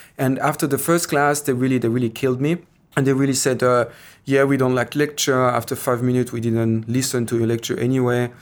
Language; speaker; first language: English; non-native, fluent; French